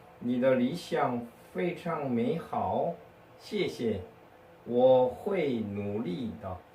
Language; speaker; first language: Chinese; non-native, fluent; Korean